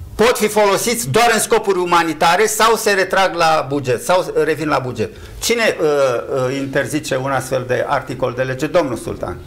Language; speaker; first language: Romanian; native; Romanian